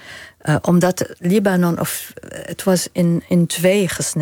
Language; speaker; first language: Dutch; non-native, fluent; Arabic